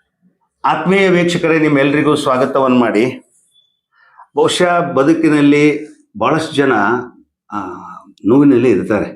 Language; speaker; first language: Kannada; native; Kannada